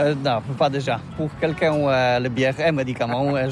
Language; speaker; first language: French; non-native, learner; Polish